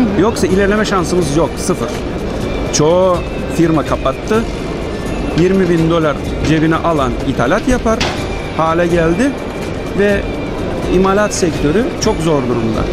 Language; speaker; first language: Turkish; early bilingual, heritage; Turkish